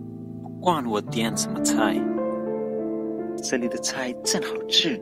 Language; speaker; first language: Chinese; non-native, fluent; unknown